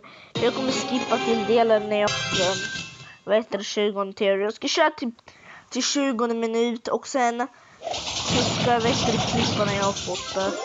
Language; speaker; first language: Swedish; early bilingual, other home language; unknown